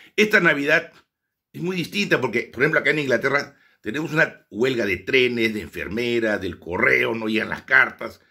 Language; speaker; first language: Spanish; native; Spanish